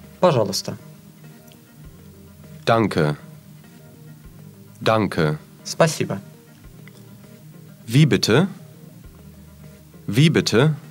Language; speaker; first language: German; non-native, fluent; Russian